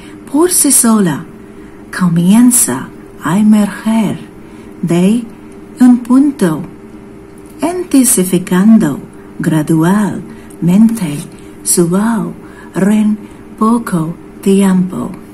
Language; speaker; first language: Spanish; non-native, learner; Hindi